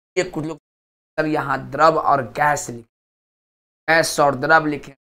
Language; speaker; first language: Hindi; native; Hindi